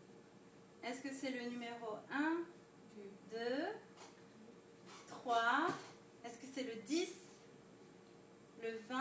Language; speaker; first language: French; non-native, fluent; Dutch